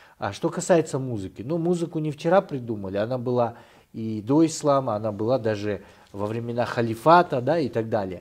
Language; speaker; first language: Russian; non-native, local second language; Kyrgyz